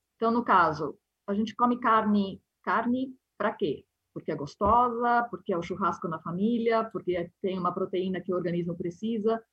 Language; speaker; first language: Portuguese; non-native, fluent; Spanish